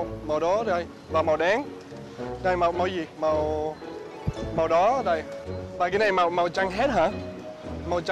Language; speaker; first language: Vietnamese; non-native, learner; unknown